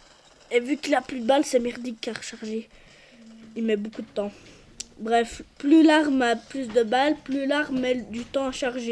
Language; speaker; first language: French; native; French